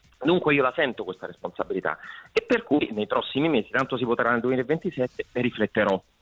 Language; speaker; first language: Italian; native; Italian